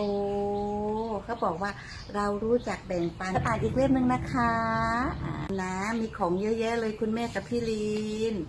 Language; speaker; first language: Thai; native; Thai